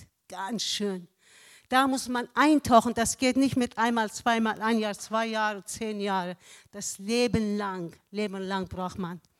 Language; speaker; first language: German; non-native, fluent; Persian